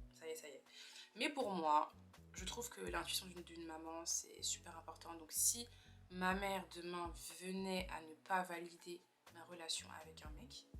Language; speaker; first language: French; native; French